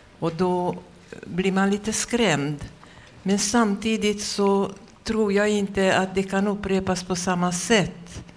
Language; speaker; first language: Swedish; non-native, fluent; Hungarian